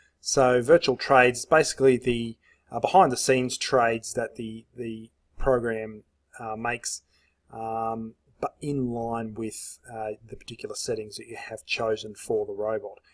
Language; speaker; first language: English; native; English